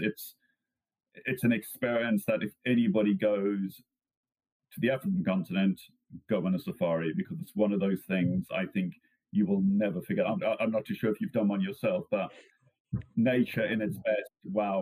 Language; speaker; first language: English; native; English